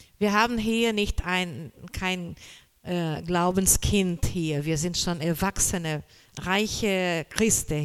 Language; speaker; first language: German; non-native, learner; Portuguese